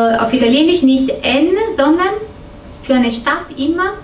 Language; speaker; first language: German; non-native, fluent; Italian